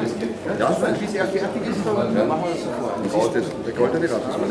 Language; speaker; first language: German; native; German